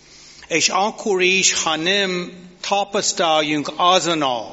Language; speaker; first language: Hungarian; non-native, fluent; English